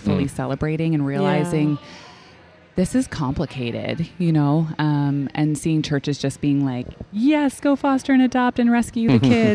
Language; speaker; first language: English; native; English